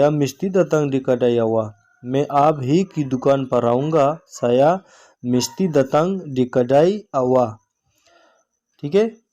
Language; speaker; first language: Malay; non-native, learner; Urdu